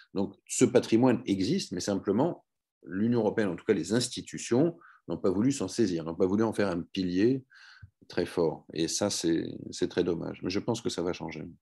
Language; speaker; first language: French; native; French